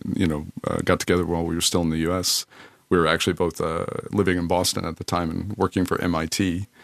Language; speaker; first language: English; native; English